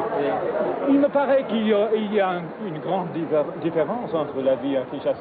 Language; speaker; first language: French; non-native, fluent; English